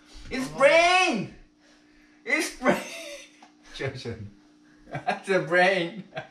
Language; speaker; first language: English; non-native, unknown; Korean